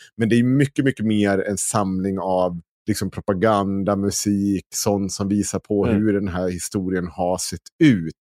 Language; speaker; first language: Swedish; native; Swedish